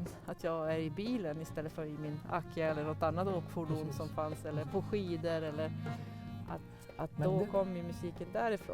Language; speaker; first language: Swedish; native; Swedish